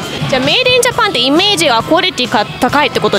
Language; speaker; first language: Japanese; non-native, fluent; English